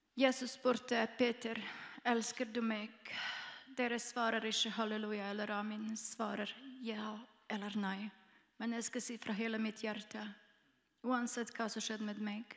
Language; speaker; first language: Norwegian; non-native, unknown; Croatian